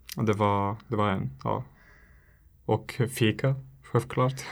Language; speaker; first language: Swedish; non-native, learner; Italian